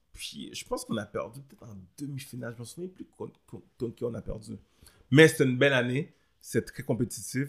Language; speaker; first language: French; early bilingual, other home language; Haitian Creole